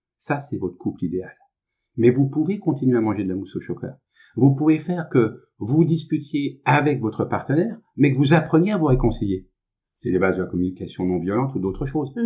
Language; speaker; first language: French; native; French